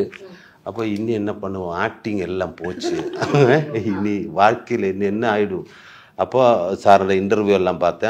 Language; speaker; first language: Tamil; non-native, learner; Malayalam